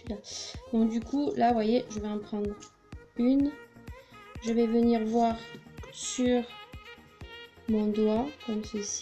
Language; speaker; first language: French; native; French